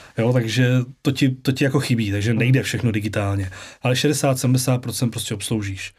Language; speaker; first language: Czech; native; Czech